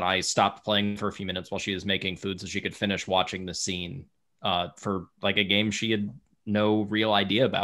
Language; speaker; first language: English; native; English